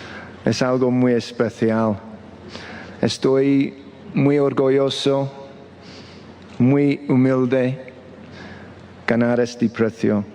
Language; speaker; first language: Spanish; non-native, fluent; English